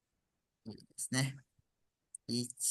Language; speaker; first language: Japanese; non-native, fluent; Malay